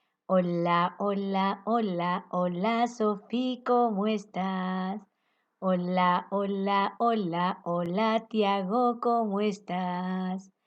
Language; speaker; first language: Spanish; native; Spanish